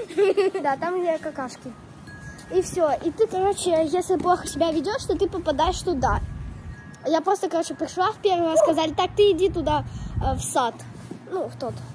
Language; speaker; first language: Russian; early bilingual, heritage; Russian